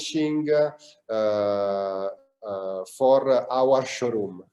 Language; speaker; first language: English; non-native, learner; Italian